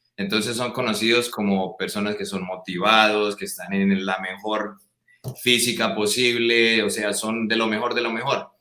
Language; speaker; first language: Spanish; native; Spanish